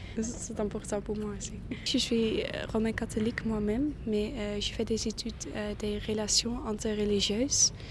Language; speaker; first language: French; non-native, learner; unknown